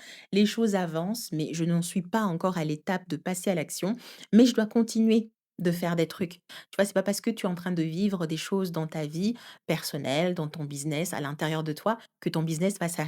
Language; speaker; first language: French; native; French